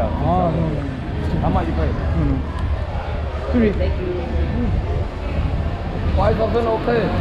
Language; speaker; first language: English; non-native, learner; Khmer